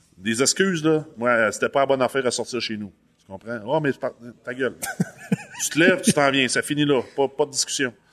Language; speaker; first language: French; native; French